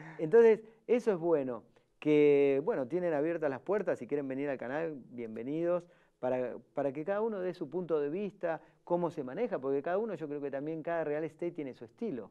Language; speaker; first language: Spanish; native; Spanish